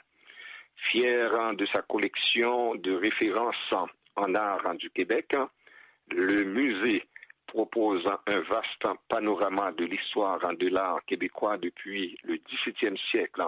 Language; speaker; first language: French; non-native, local second language; Haitian Creole